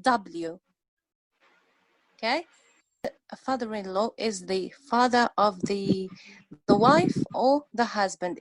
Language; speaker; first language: English; non-native, fluent; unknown